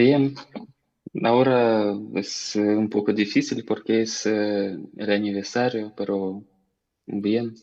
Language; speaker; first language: Spanish; non-native, learner; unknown